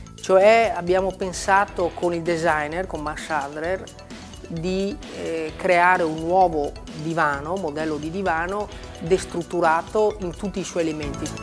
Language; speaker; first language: Italian; native; Italian